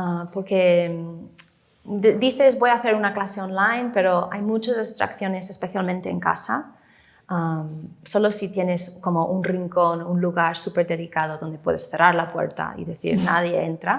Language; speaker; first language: Spanish; non-native, fluent; English